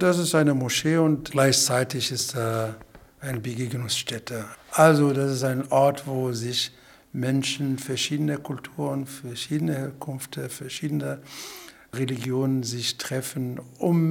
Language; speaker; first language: German; non-native, fluent; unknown